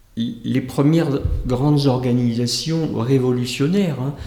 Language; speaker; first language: French; native; French